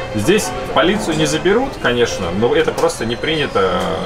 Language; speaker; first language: Russian; native; Russian